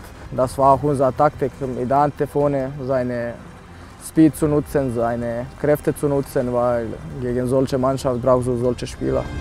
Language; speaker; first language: German; non-native, fluent; Serbian